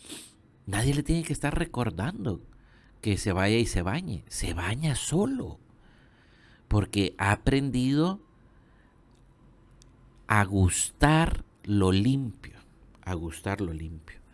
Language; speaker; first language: Spanish; native; Spanish